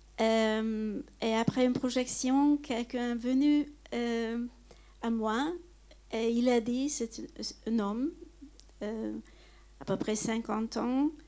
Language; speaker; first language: French; non-native, fluent; Hungarian